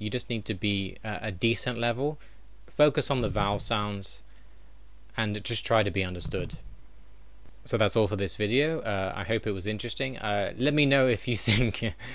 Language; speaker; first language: English; native; English